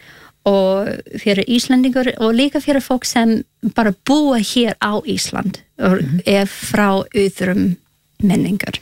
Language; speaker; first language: Icelandic; non-native, learner; English